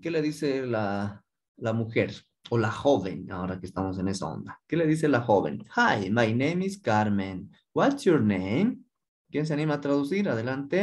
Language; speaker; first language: Spanish; native; Spanish